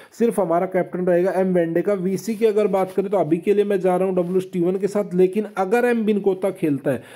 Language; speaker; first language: Hindi; native; Hindi